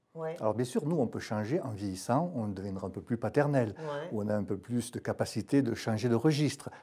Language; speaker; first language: French; native; French